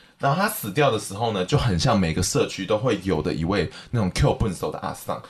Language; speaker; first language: Chinese; native; Chinese